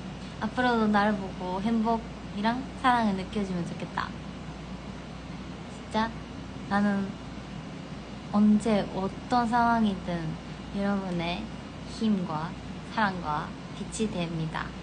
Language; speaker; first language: Korean; non-native, fluent; Japanese